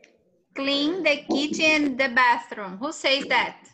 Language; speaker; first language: English; non-native, fluent; Portuguese